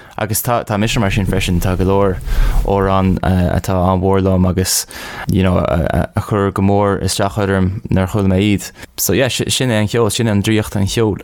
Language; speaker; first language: Irish; non-native, local second language; English